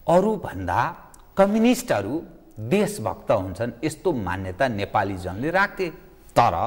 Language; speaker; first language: Nepali; native; Nepali